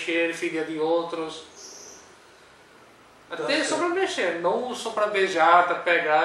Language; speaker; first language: Portuguese; non-native, learner; Urdu